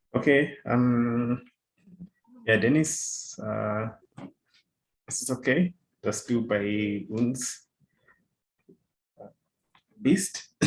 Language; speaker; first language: German; non-native, fluent; English